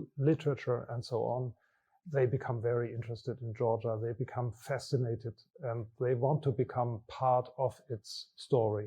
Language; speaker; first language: English; non-native, fluent; German